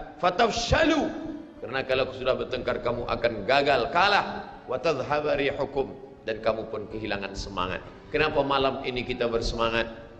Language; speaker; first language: Malay; native; Malay